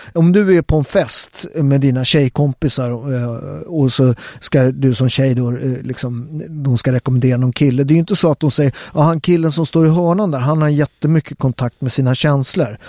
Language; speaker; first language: Swedish; early bilingual, other home language; Italian